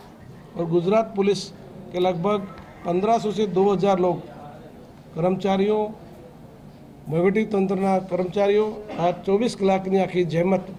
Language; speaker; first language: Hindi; non-native, local second language; Gujarati